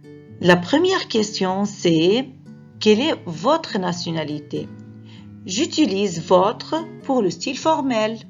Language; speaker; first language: French; non-native, fluent; Arabic